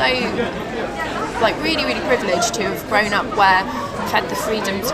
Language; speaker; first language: English; native; English